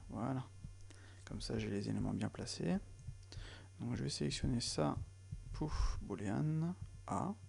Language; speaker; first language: French; native; French